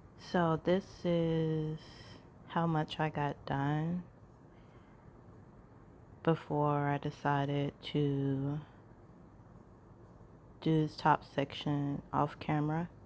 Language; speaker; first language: English; native; English